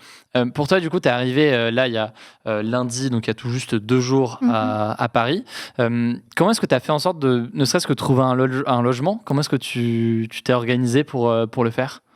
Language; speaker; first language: French; native; French